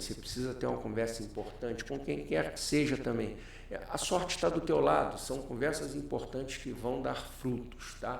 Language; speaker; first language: Portuguese; native; Portuguese